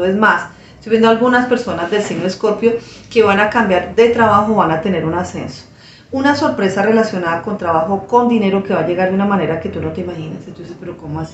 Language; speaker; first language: Spanish; native; Spanish